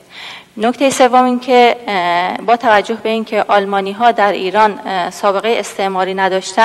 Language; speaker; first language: Persian; native; Persian